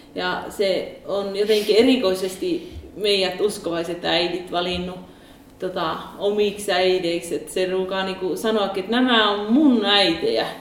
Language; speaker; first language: Finnish; early bilingual, heritage; Finnish